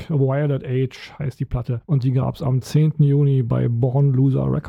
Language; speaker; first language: German; native; German